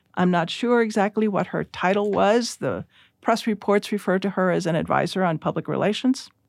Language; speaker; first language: English; early bilingual, other home language; Spanish